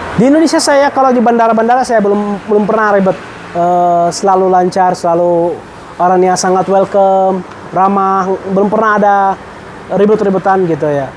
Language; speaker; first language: Indonesian; non-native, fluent; Arabic